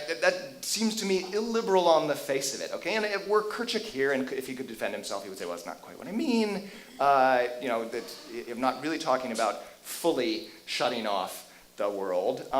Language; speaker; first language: English; native; English